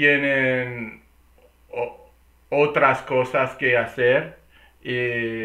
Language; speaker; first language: Spanish; non-native, learner; English